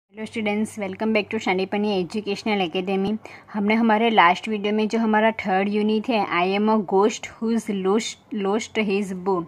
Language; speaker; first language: Hindi; non-native, local second language; Gujarati